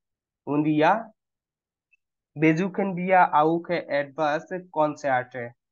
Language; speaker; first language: German; non-native, fluent; Bangla